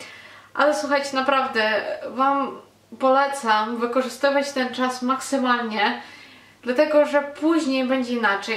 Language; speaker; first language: Polish; non-native, fluent; Ukrainian